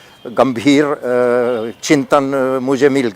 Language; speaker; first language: Hindi; non-native, fluent; Polish